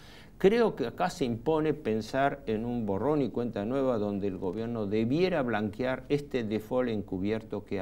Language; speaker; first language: Spanish; native; Spanish